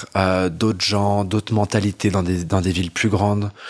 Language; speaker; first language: French; native; French